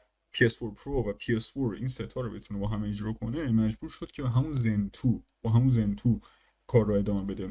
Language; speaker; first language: Persian; native; Persian